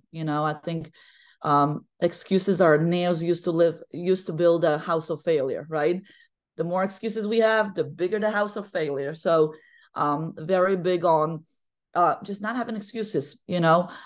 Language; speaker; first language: English; non-native, fluent; Polish